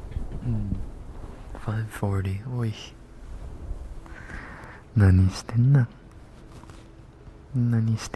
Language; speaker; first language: Japanese; non-native, fluent; English